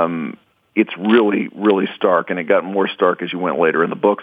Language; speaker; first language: English; native; English